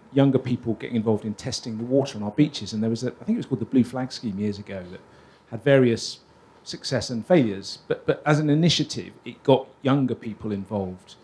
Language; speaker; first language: English; native; English